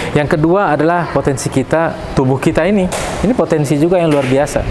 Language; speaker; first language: Indonesian; native; Indonesian